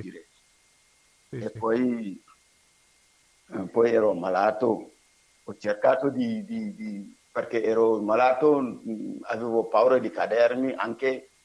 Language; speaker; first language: Italian; non-native, learner; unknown